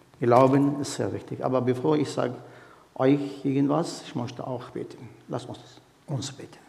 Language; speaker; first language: German; non-native, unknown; Arabic